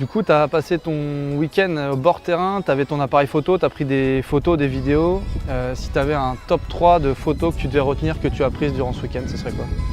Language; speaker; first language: French; native; French